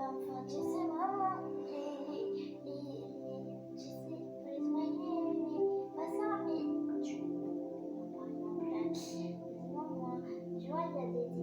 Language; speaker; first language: French; native; French